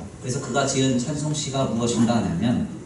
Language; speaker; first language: Korean; native; Korean